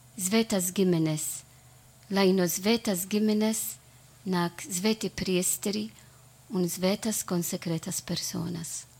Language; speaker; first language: Latvian; non-native, learner; Italian